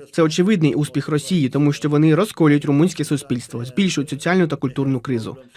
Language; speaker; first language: Ukrainian; non-native, fluent; Romanian